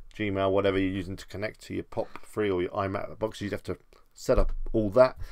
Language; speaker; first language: English; native; English